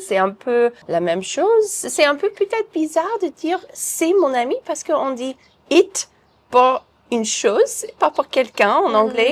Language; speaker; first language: French; non-native, fluent; English